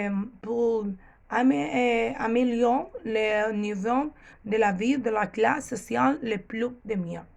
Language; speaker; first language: French; non-native, learner; Spanish